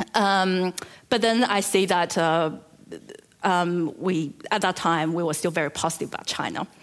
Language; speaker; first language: English; early bilingual, other home language; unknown